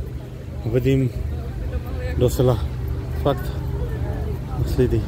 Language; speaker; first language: Czech; non-native, learner; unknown